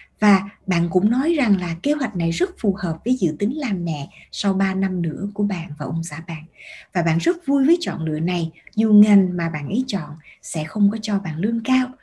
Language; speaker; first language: Vietnamese; early bilingual, heritage; Vietnamese